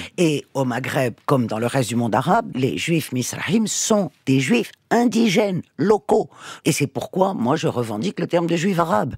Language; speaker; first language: French; native; French